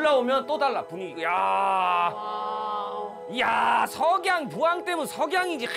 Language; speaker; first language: Korean; native; Korean